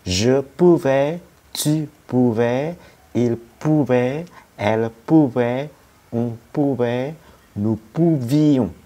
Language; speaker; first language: French; non-native, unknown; Vietnamese